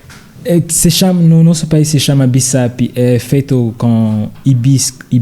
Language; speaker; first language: Portuguese; non-native, fluent; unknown